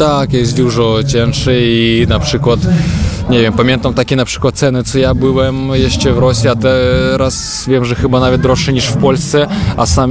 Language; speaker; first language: Polish; non-native, learner; Russian